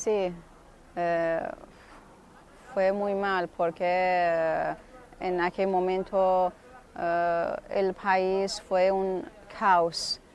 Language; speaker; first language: Spanish; non-native, learner; Persian